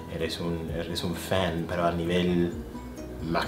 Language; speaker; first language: Spanish; non-native, fluent; English